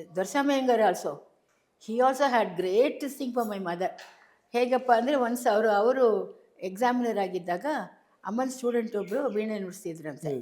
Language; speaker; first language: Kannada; non-native, local second language; Tamil